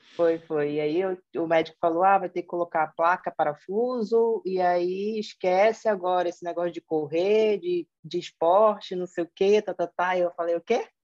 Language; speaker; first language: Portuguese; native; Portuguese